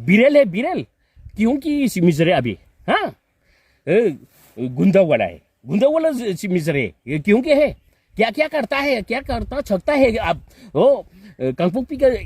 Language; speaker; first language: Hindi; non-native, local second language; Manipuri